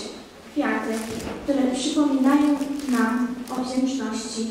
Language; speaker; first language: Polish; native; Polish